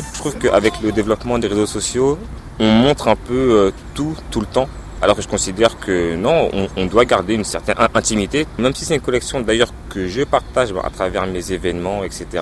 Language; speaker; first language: French; native; French